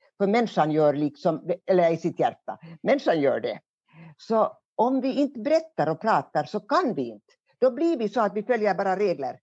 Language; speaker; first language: Swedish; native; Swedish